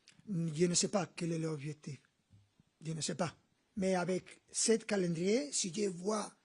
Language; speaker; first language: French; non-native, fluent; Spanish